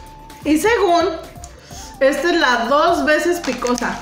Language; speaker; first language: Spanish; native; Spanish